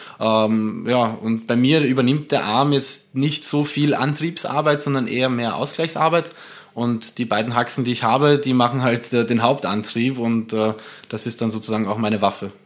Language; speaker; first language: German; early bilingual, other home language; Romanian